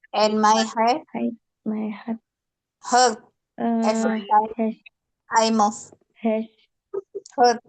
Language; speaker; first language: English; non-native, learner; Indonesian